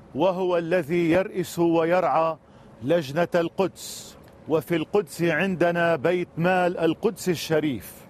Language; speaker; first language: Arabic; native; Arabic